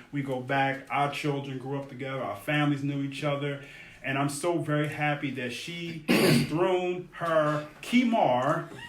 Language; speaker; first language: English; native; English